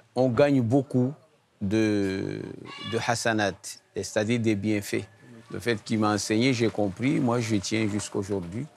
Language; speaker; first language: French; non-native, local second language; Comorian